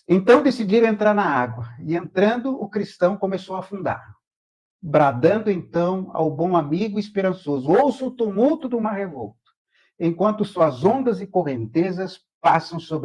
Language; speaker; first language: Portuguese; native; Portuguese